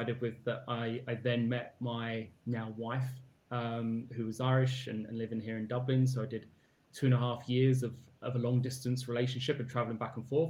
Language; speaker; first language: English; native; English